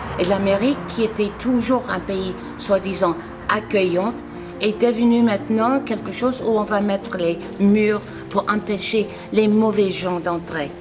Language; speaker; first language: French; non-native, fluent; English